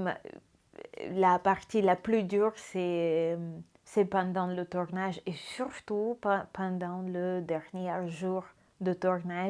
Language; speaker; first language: French; non-native, fluent; Russian